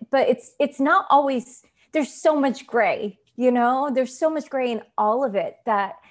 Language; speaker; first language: English; non-native, fluent; Italian